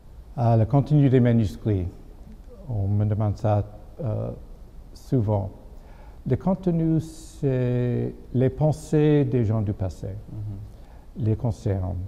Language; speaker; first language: French; non-native, fluent; English